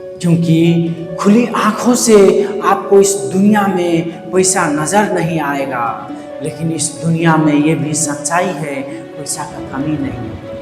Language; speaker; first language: Hindi; non-native, local second language; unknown